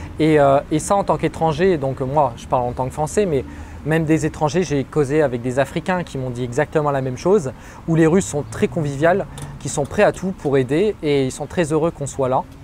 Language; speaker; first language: French; native; French